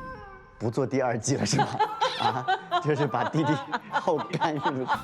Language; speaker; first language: Chinese; native; Chinese